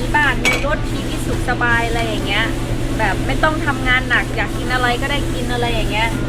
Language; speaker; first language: Thai; native; Thai